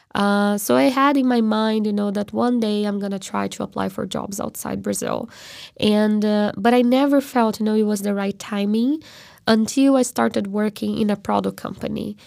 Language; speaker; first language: English; non-native, fluent; Portuguese